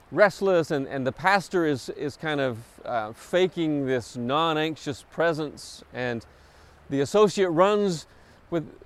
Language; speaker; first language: English; native; English